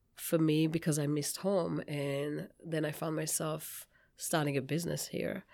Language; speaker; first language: English; non-native, fluent; Hebrew